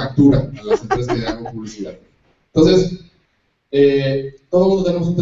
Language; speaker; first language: Spanish; native; Spanish